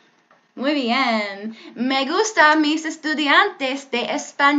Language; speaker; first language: Spanish; non-native, learner; English